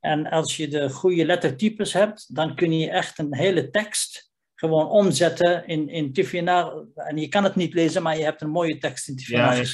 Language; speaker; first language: Dutch; non-native, fluent; Riffian